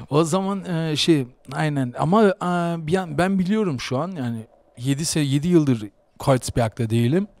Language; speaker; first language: Turkish; early bilingual, heritage; Turkish